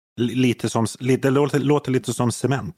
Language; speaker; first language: Swedish; native; Swedish